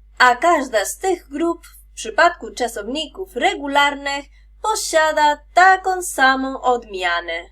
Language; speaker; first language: Polish; non-native, fluent; Spanish